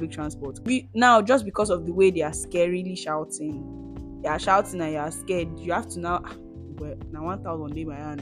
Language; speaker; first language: English; non-native, local second language; Yoruba